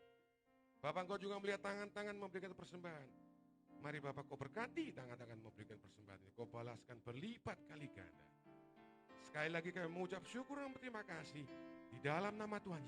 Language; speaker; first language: Indonesian; native; Indonesian